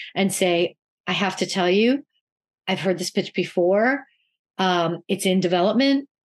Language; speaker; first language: English; native; English